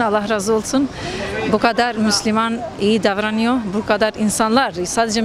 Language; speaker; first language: Turkish; non-native, fluent; Albanian